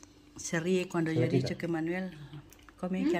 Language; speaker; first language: Spanish; non-native, learner; Indonesian